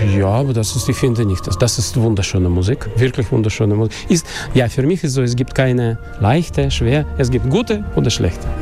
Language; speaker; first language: German; non-native, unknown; Russian